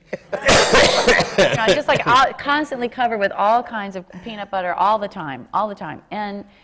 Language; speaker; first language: English; native; English